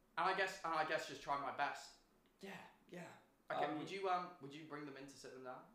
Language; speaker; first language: English; native; English